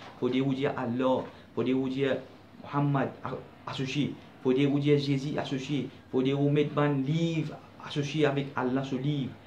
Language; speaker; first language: French; non-native, local second language; Morisyen